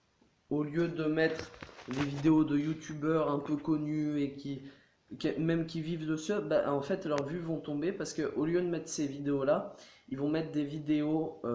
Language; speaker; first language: French; native; French